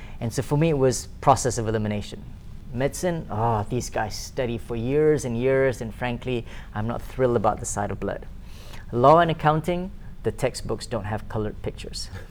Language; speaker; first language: English; non-native, local second language; Malay